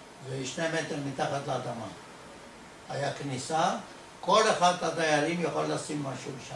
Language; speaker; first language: Hebrew; non-native, fluent; Ladino